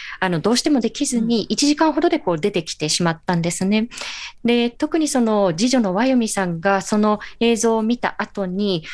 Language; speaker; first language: Japanese; native; Japanese